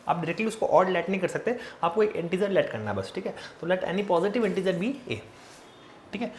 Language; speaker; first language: Hindi; native; Hindi